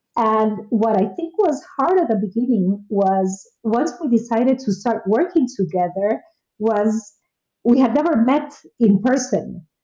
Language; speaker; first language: English; non-native, fluent; Spanish